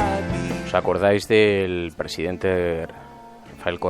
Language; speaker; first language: Spanish; native; Spanish